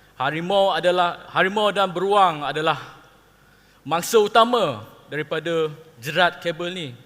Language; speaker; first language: Malay; non-native, local second language; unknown